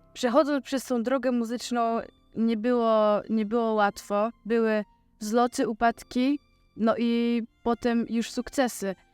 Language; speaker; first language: Polish; native; Polish